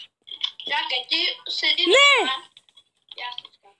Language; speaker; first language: Bulgarian; early bilingual, heritage; English